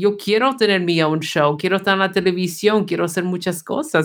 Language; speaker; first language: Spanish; early bilingual, heritage; Spanish